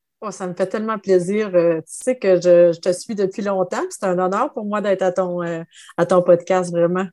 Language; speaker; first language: French; native; French